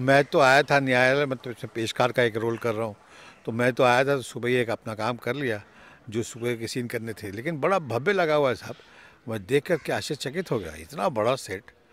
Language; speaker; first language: Hindi; native; Hindi